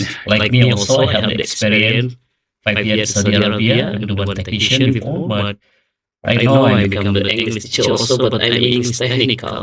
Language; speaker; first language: English; non-native, learner; Indonesian